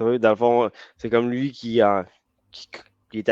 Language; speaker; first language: French; native; French